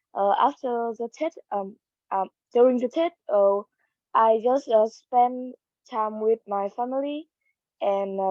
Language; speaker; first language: English; non-native, learner; Vietnamese